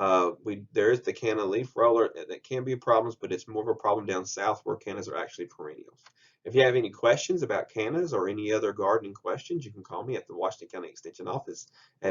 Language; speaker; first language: English; native; English